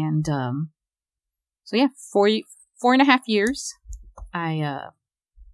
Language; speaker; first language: English; early bilingual, other home language; Spanish